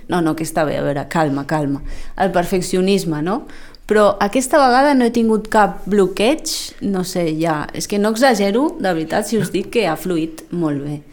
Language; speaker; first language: Catalan; native; Catalan